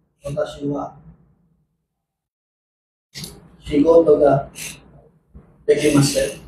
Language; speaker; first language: Japanese; non-native, learner; Filipino